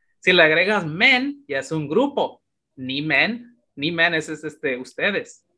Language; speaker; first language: Spanish; native; Spanish